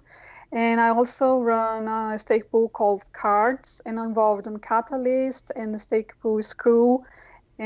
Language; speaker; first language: English; non-native, fluent; Portuguese